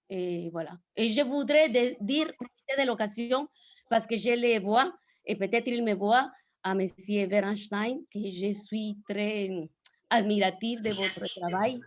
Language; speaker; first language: French; non-native, fluent; Spanish